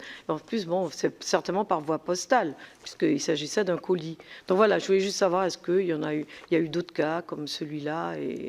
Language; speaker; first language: French; native; French